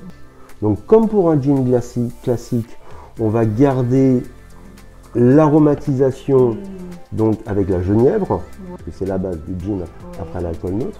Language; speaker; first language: French; native; French